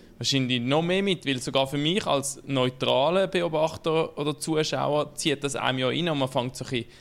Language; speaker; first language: German; native; German